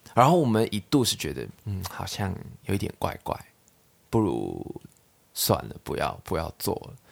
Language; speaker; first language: Chinese; non-native, local second language; Cantonese